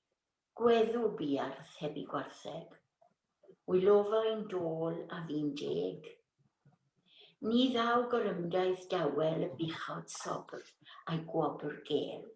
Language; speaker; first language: Welsh; native; Welsh